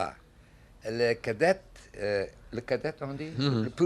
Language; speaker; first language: French; non-native, learner; English